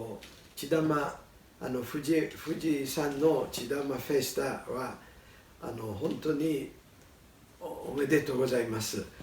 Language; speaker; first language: Japanese; non-native, learner; Italian